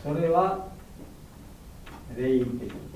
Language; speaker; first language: Japanese; non-native, learner; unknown